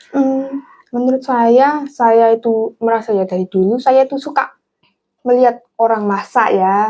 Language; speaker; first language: Indonesian; non-native, local second language; English